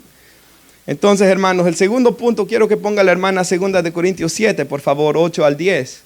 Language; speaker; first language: Spanish; native; Spanish